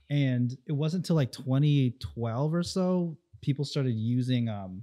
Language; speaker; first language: English; native; English